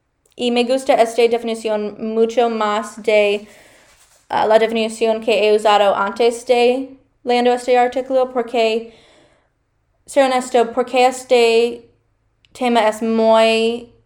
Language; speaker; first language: Spanish; non-native, learner; English